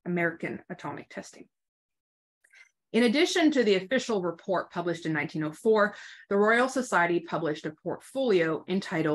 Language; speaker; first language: English; native; English